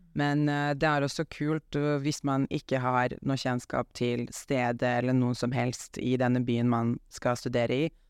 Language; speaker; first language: Norwegian; non-native, fluent; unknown